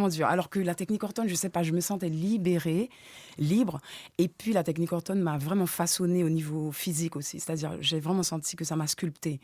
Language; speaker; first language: French; native; French